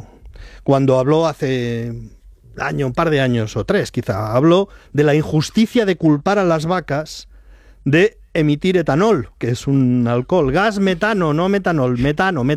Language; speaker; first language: Spanish; native; Spanish